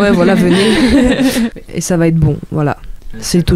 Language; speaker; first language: French; native; French